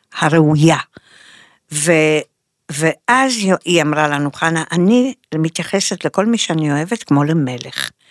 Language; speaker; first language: Hebrew; non-native, fluent; Spanish